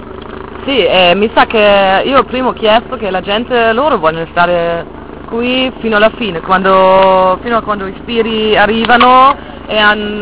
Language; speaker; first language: Italian; non-native, fluent; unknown